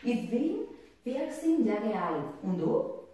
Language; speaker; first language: German; non-native, learner; Spanish